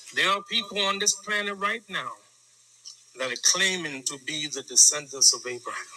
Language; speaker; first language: English; native; English